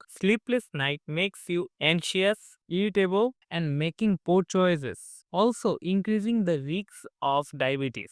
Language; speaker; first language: English; non-native, fluent; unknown